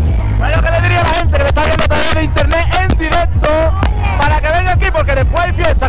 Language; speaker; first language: Spanish; native; Spanish